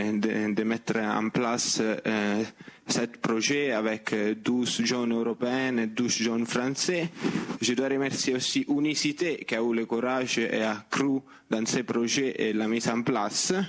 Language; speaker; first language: French; non-native, fluent; Italian